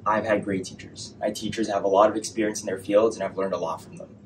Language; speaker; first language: English; native; English